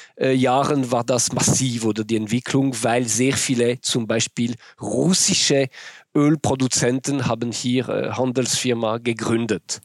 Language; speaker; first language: German; non-native, local second language; French